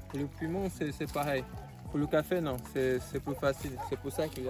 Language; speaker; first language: French; non-native, learner; Portuguese